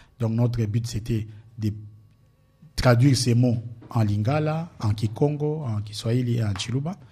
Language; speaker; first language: French; non-native, local second language; Lingala